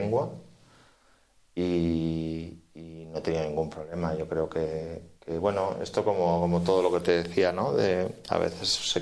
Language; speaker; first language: Spanish; native; Spanish